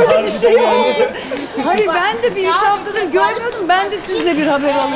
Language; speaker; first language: Turkish; native; Turkish